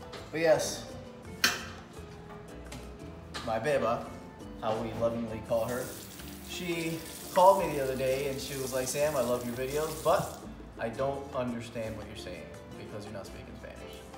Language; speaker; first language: English; early bilingual, other home language; Spanish